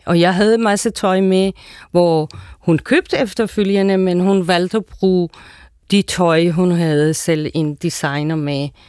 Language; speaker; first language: Danish; non-native, fluent; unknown